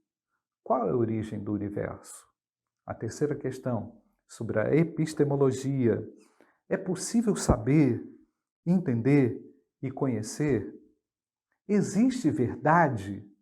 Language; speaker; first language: Portuguese; native; Portuguese